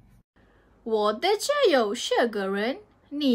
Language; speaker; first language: Chinese; non-native, learner; Malay